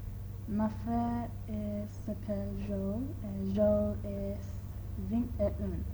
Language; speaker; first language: French; non-native, learner; English